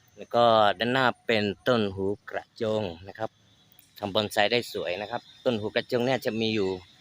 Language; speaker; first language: Thai; non-native, local second language; Malay